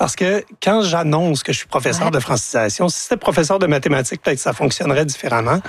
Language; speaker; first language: French; native; French